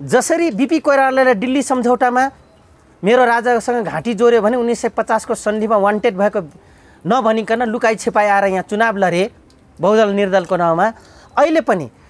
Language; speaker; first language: Nepali; non-native, local second language; Dangaura Tharu